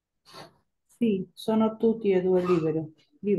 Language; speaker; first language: Italian; non-native, learner; Spanish